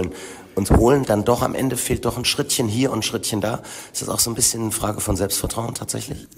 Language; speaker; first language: German; native; German